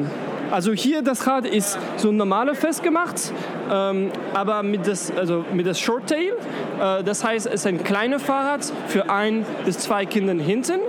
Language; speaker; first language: German; non-native, learner; French